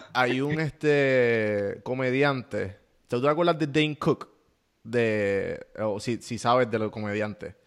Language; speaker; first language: Spanish; native; Spanish